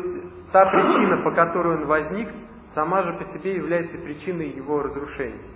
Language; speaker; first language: Russian; native; Russian